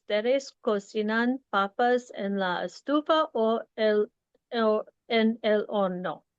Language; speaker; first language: Spanish; non-native, learner; English